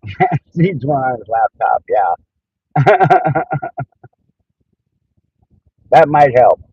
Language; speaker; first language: English; native; English